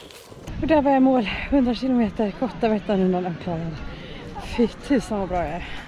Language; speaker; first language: Swedish; native; Swedish